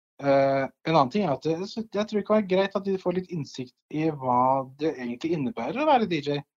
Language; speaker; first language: Norwegian; native; Norwegian